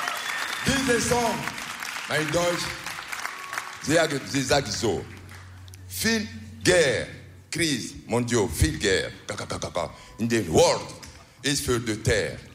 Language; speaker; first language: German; non-native, learner; French